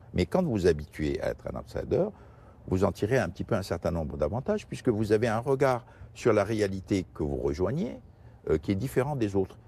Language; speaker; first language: French; non-native, local second language; Portuguese